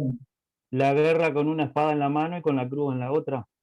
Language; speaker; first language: Spanish; native; Spanish